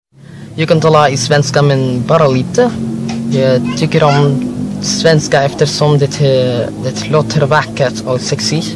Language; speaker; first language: Swedish; non-native, learner; Filipino